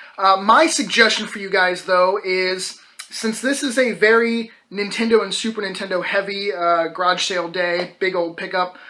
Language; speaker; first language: English; native; English